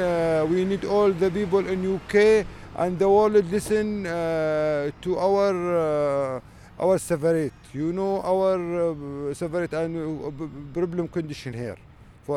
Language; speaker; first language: English; non-native, learner; Arabic